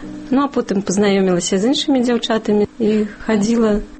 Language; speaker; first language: Belarusian; non-native, local second language; Russian